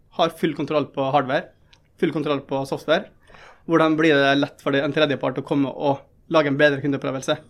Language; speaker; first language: Norwegian; early bilingual, other home language; Tamil